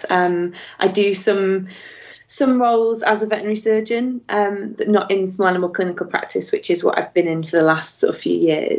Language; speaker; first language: English; native; English